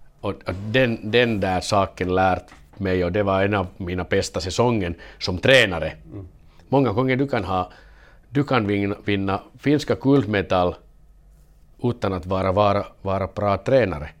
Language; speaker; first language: Swedish; non-native, learner; Finnish